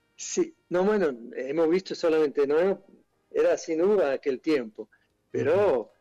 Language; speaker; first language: Spanish; non-native, fluent; German